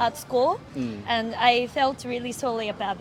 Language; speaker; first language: English; non-native, learner; Japanese